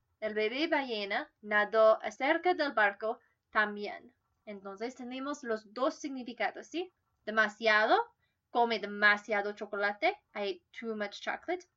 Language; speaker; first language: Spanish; non-native, learner; English